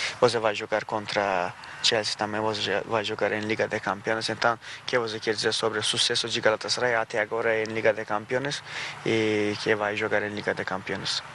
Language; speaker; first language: Portuguese; non-native, fluent; Turkish